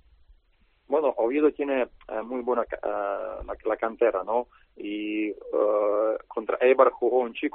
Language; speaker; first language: Spanish; non-native, learner; Russian